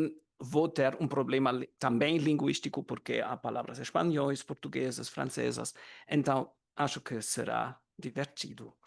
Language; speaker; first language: Portuguese; non-native, learner; German